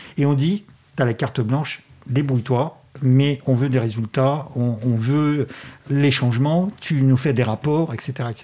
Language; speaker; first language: French; non-native, fluent; Russian